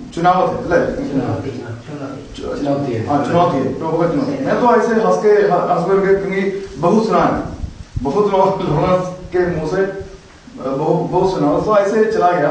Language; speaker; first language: Hindi; non-native, local second language; Malayalam